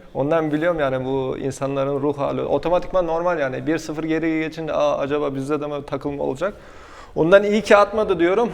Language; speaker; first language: Turkish; early bilingual, heritage; Turkish